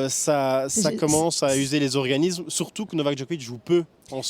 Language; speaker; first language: French; native; French